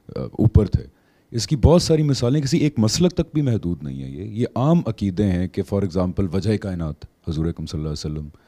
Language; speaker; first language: Urdu; native; Urdu